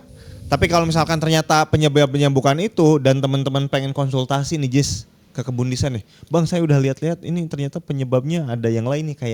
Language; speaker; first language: Indonesian; native; Indonesian